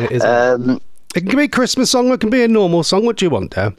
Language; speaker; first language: English; native; English